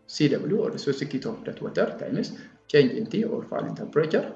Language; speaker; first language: English; non-native, local second language; Amharic